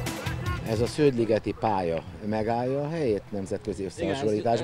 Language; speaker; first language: Hungarian; native; Hungarian